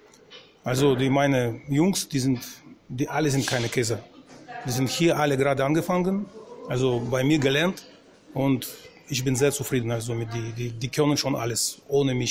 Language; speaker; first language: German; non-native, fluent; Russian